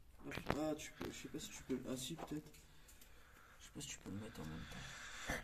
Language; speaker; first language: French; native; French